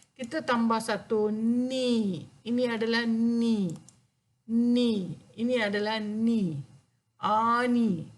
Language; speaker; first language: Malay; non-native, local second language; Tamil